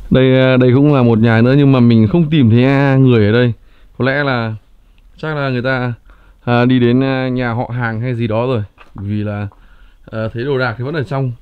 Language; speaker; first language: Vietnamese; native; Vietnamese